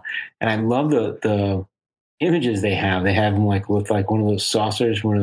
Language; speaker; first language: English; native; English